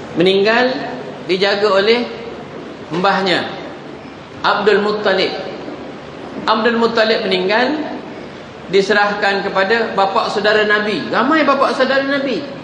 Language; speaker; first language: Malay; non-native, local second language; Javanese